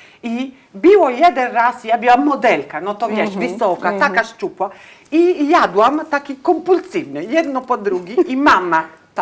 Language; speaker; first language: Polish; non-native, learner; Italian